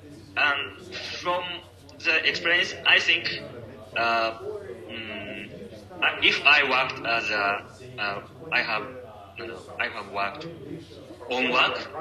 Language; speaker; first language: English; non-native, learner; Japanese